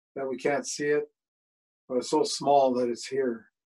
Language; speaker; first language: English; native; English